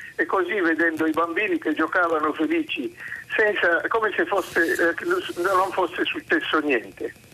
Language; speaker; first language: Italian; non-native, fluent; Arabic